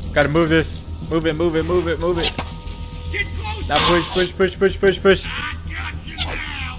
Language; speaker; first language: English; native; English